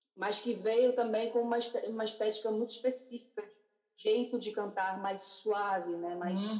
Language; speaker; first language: Portuguese; native; Portuguese